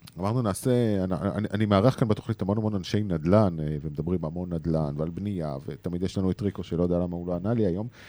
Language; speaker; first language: Hebrew; native; Hebrew